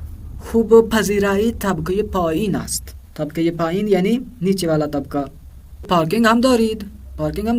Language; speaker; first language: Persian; non-native, fluent; Urdu